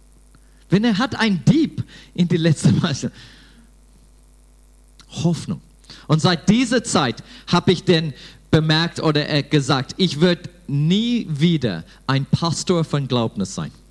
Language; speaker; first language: German; non-native, fluent; English